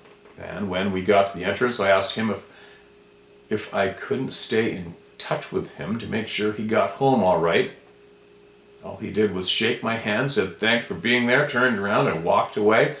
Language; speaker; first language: English; native; English